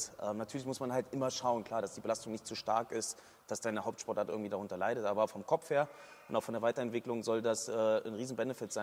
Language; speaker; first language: German; native; German